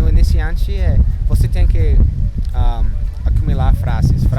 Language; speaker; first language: Portuguese; non-native, learner; English